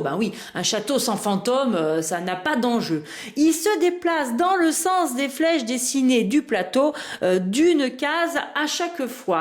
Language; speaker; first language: French; native; French